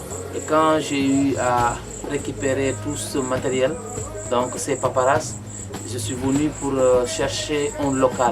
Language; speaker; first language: French; non-native, local second language; Mandingo